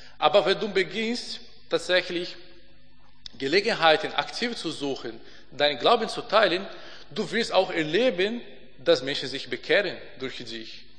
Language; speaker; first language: German; non-native, fluent; Portuguese